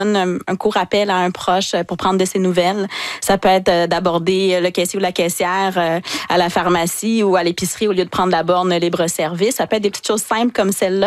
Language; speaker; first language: French; native; French